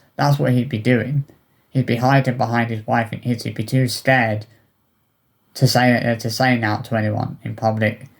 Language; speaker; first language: English; native; English